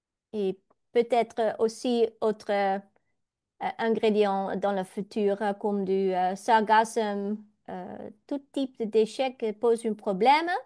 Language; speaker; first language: French; non-native, learner; Dutch